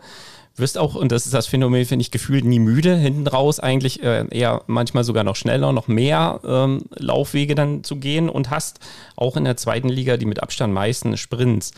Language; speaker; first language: German; native; German